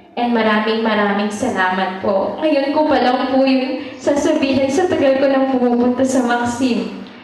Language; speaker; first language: Filipino; native; Filipino